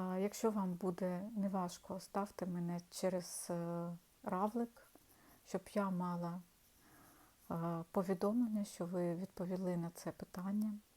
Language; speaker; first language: Ukrainian; non-native, local second language; Russian